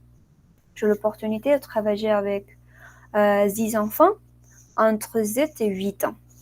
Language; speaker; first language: French; non-native, learner; Spanish